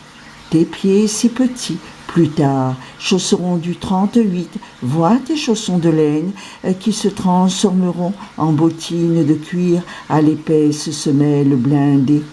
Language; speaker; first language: French; native; French